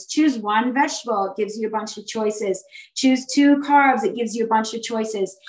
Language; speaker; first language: English; native; English